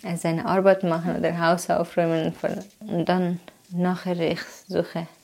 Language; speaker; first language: German; non-native, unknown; Persian